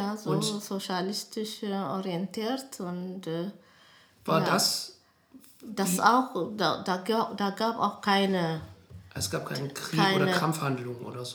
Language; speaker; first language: German; non-native, learner; Amharic